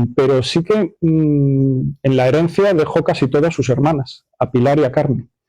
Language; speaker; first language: Spanish; non-native, local second language; Galician